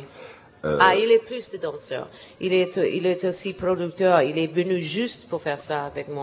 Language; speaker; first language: French; non-native, learner; English